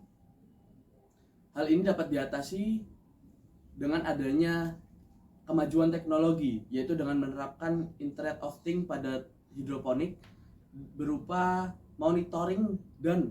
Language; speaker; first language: Indonesian; non-native, local second language; Javanese